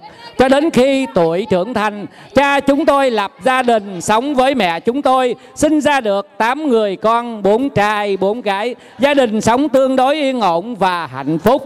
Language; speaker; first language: Vietnamese; native; Vietnamese